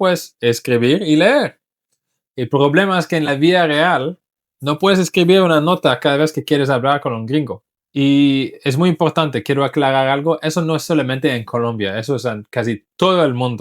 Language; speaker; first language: Spanish; non-native, fluent; English